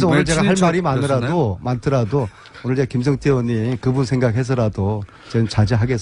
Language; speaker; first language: Korean; native; Korean